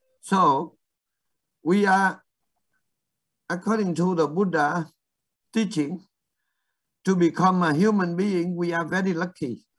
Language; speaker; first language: English; non-native, fluent; Vietnamese